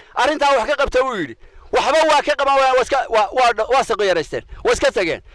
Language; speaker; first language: Somali; native; Somali